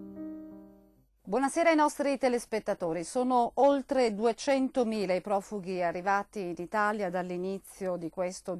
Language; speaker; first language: Italian; native; Italian